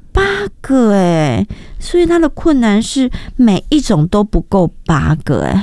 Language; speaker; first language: Chinese; native; Chinese